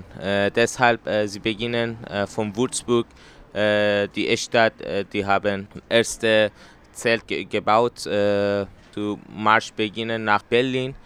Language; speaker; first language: German; non-native, learner; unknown